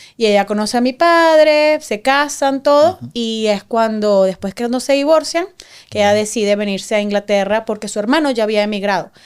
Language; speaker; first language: Spanish; native; Spanish